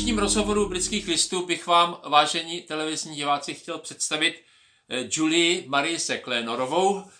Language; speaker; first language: Czech; native; Czech